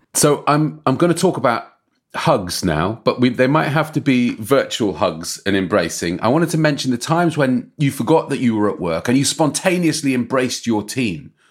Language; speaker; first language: English; native; English